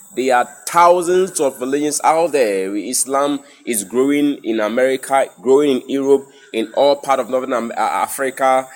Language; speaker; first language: English; non-native, local second language; Akan